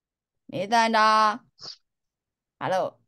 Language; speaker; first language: Chinese; native; Chinese